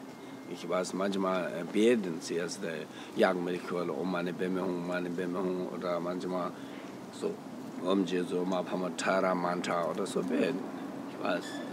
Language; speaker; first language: German; non-native, learner; Tibetan